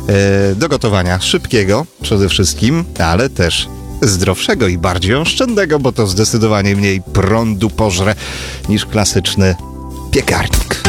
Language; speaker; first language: Polish; native; Polish